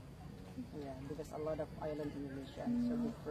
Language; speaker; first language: English; non-native, learner; Sasak